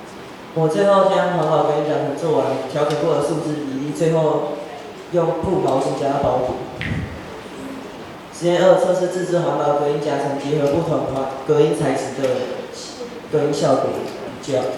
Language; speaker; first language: Chinese; native; Chinese